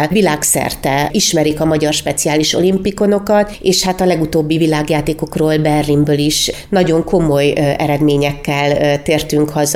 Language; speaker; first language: Hungarian; native; Hungarian